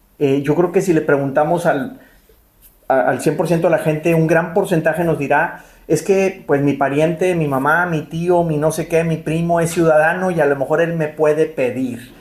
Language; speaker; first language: Spanish; native; Spanish